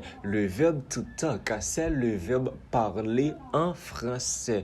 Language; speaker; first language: French; non-native, local second language; Haitian Creole